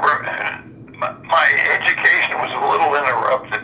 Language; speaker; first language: English; native; English